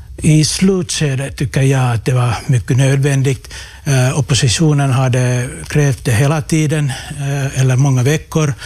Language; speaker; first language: Swedish; non-native, local second language; Finnish